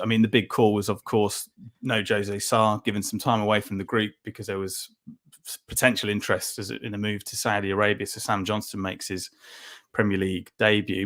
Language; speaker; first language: English; native; English